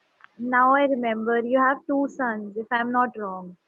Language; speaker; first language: English; non-native, local second language; Hindi